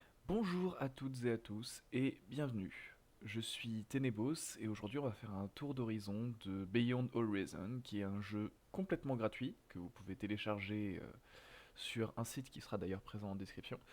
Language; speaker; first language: French; native; French